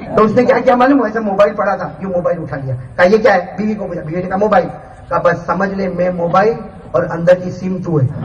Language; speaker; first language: Urdu; native; Urdu